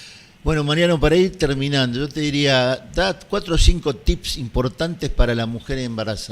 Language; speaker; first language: Spanish; native; Spanish